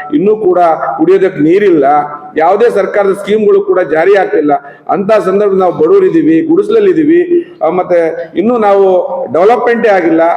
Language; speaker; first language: Kannada; native; Kannada